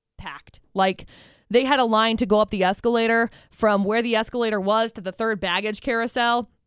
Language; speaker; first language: English; native; English